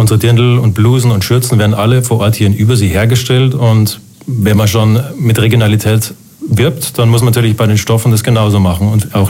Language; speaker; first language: German; native; German